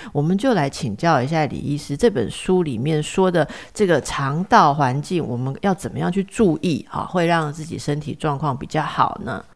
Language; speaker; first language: Chinese; native; Chinese